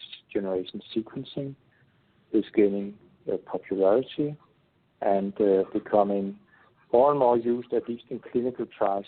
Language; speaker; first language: English; non-native, fluent; Danish